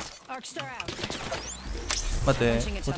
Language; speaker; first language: Japanese; non-native, learner; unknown